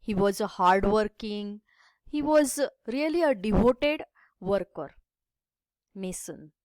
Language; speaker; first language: English; non-native, local second language; Marathi